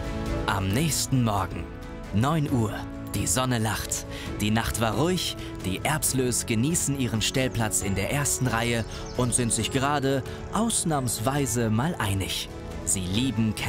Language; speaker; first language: German; native; German